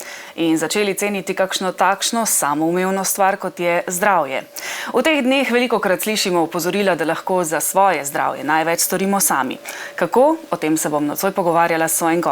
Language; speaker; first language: Slovenian; native; Slovenian